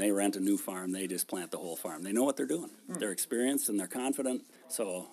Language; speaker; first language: English; native; English